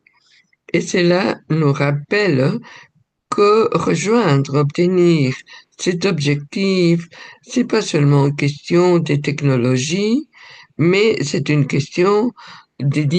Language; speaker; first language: French; non-native, fluent; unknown